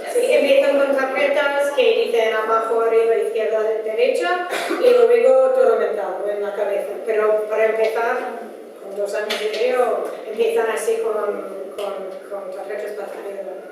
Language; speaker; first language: Spanish; non-native, fluent; Dutch